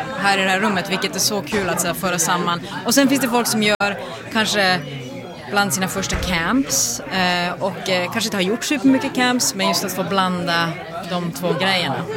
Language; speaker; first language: Swedish; native; Swedish